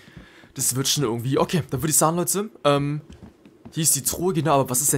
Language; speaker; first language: German; native; German